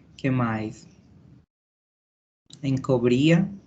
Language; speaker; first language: Portuguese; non-native, learner; Spanish